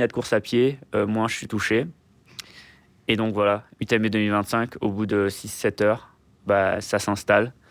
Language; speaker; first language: French; native; French